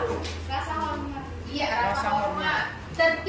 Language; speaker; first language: Indonesian; native; Indonesian